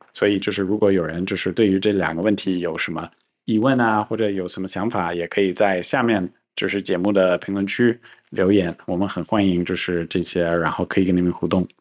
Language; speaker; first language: Chinese; non-native, fluent; English